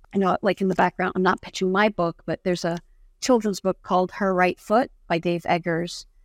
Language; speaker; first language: English; non-native, fluent; Arabic